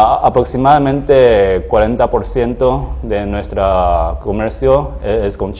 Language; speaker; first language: Spanish; non-native, fluent; Chinese